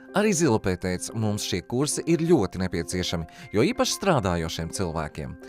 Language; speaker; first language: Latvian; native; Latvian